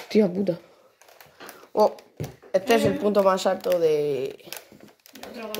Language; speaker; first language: Spanish; native; Spanish